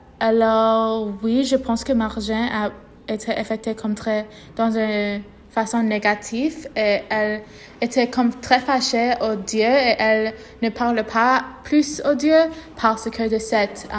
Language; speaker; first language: French; non-native, learner; English